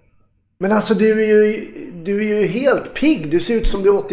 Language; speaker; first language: Swedish; native; Swedish